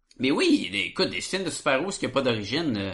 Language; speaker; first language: French; native; French